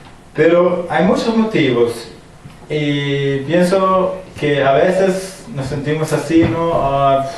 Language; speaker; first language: Spanish; non-native, fluent; German